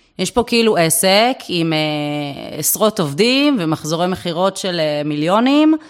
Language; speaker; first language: Hebrew; native; Hebrew